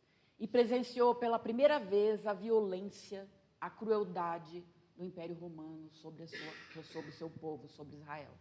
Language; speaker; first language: Portuguese; native; Portuguese